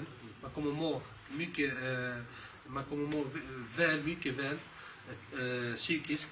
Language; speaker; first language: Swedish; early bilingual, other home language; Arabic